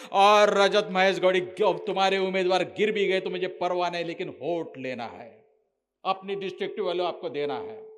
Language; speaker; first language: Hindi; non-native, local second language; Marathi